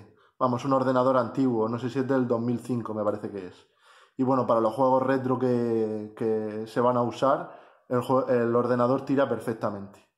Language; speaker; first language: Spanish; native; Spanish